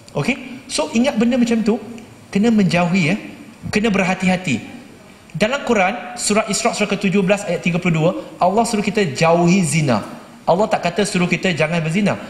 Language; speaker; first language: Malay; native; Malay